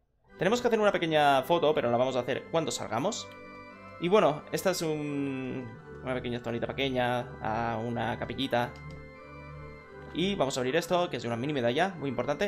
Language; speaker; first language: Spanish; native; Spanish